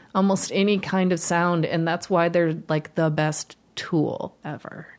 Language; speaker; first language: English; native; English